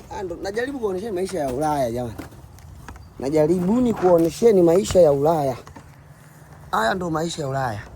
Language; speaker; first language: Swahili; native; Swahili